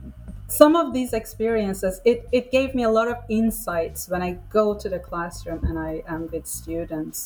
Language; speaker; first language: English; non-native, fluent; Persian